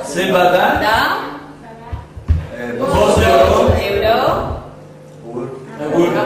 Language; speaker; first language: Basque; non-native, learner; Spanish